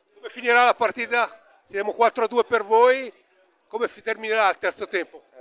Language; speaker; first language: Italian; native; Italian